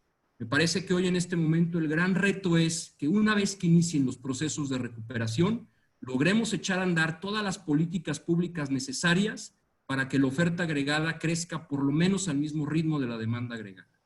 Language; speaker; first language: Spanish; native; Spanish